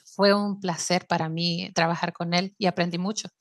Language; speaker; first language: Spanish; native; Spanish